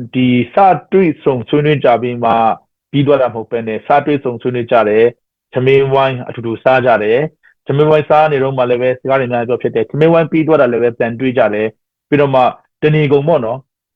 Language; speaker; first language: Burmese; non-native, local second language; Hakha Chin